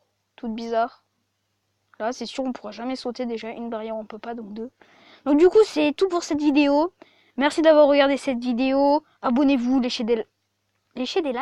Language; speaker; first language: French; native; French